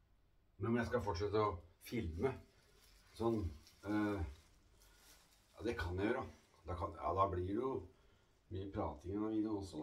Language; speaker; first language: Norwegian; native; Norwegian